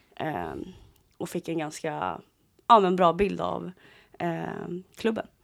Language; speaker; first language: Swedish; native; Swedish